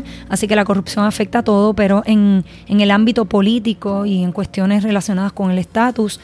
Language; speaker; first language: Spanish; native; Spanish